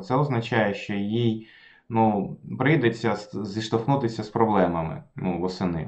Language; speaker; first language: Ukrainian; non-native, local second language; Russian